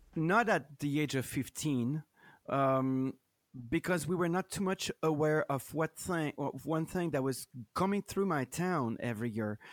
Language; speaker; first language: English; non-native, fluent; French